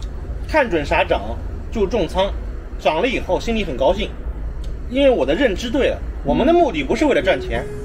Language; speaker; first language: Chinese; native; Chinese